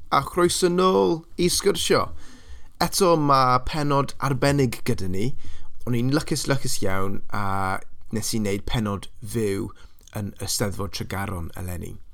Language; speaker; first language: Welsh; non-native, local second language; English